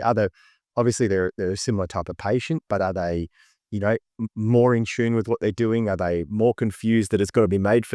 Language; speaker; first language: English; native; English